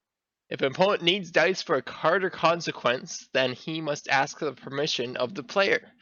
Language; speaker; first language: English; native; English